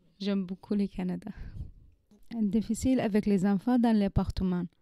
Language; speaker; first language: French; non-native, learner; Arabic